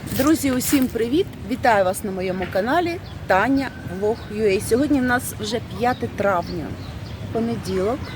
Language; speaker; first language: Ukrainian; non-native, local second language; Russian